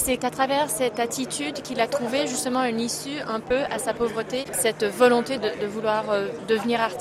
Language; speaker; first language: French; native; French